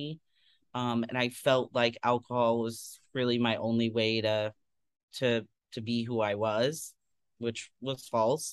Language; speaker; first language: English; native; English